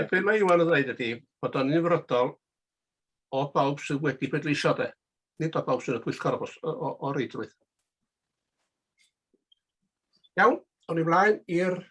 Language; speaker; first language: Welsh; native; Welsh